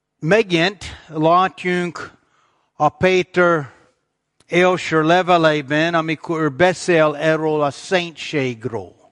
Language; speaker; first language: Hungarian; non-native, fluent; English